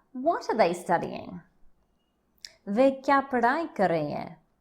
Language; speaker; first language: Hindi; non-native, learner; English